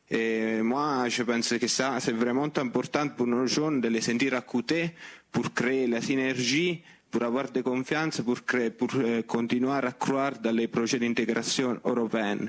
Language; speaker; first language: French; non-native, fluent; Italian